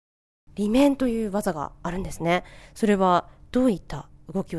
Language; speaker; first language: Japanese; native; Japanese